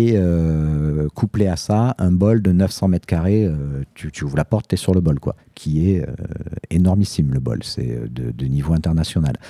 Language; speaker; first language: French; native; French